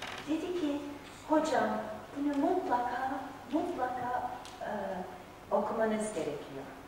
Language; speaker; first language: Turkish; non-native, fluent; English